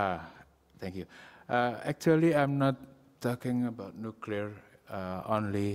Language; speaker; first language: English; non-native, learner; Indonesian